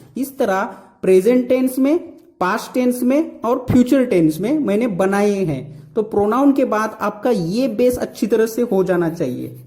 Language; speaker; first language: Hindi; non-native, local second language; Marathi